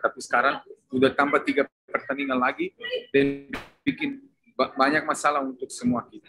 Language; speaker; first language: Indonesian; non-native, fluent; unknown